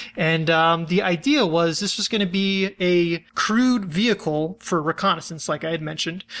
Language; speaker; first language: English; native; English